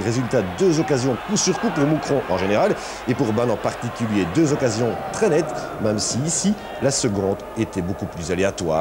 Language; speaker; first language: French; native; French